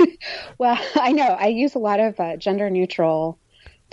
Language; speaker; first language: English; native; English